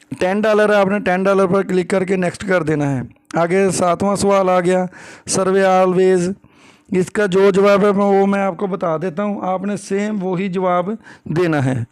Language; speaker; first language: Urdu; native; Urdu